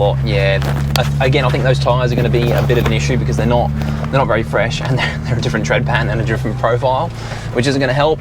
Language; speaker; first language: English; native; English